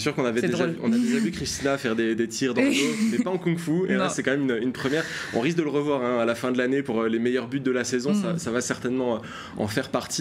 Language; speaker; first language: French; native; French